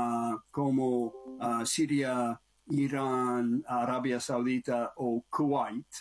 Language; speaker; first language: Spanish; non-native, learner; English